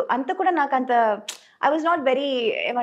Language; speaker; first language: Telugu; non-native, local second language; Tamil